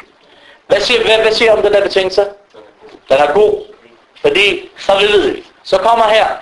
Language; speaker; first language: Danish; non-native, fluent; Arabic